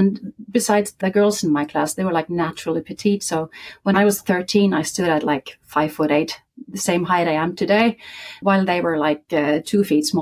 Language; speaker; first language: English; non-native, fluent; Icelandic